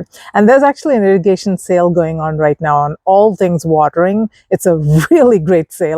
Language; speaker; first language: English; native; English